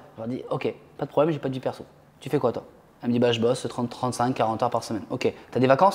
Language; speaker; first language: French; native; French